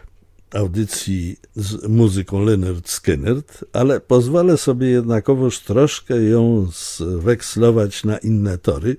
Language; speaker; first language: Polish; native; Polish